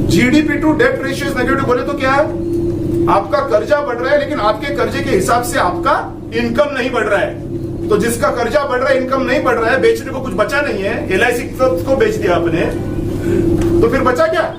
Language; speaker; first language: Hindi; non-native, local second language; Marathi